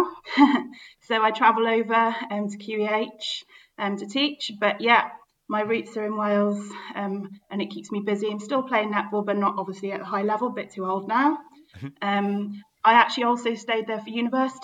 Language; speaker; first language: English; native; English